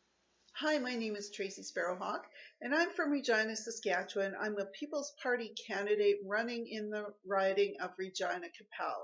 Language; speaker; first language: English; native; English